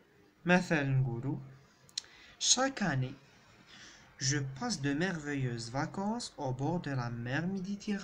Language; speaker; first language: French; non-native, local second language; Arabic